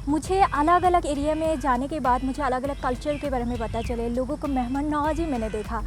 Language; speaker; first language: Hindi; non-native, fluent; Bangla